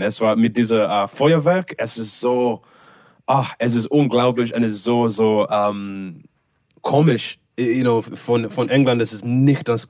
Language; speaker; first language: German; non-native, learner; English